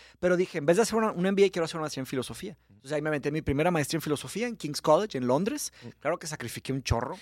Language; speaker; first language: Spanish; early bilingual, other home language; Portuguese